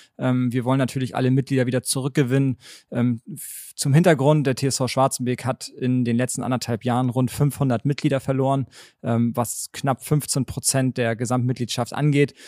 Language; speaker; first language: German; native; German